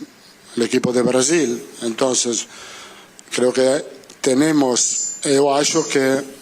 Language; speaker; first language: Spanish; non-native, fluent; Italian